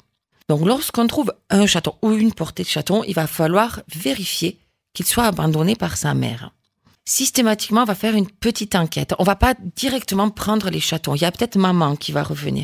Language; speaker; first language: French; native; French